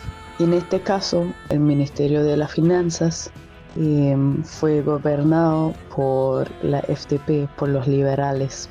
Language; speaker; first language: Spanish; non-native, fluent; German